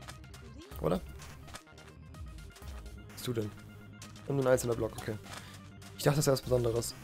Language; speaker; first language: German; native; German